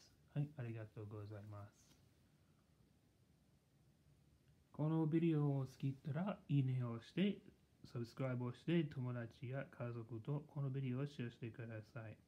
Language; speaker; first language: Japanese; non-native, learner; English